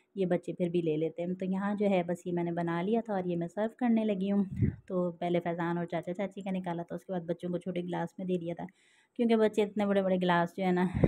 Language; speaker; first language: Urdu; native; Urdu